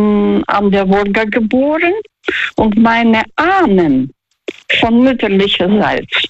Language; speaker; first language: German; non-native, fluent; Russian